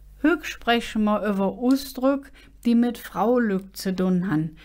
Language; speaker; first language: German; native; German